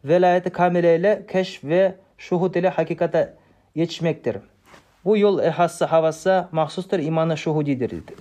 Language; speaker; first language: Turkish; non-native, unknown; Kazakh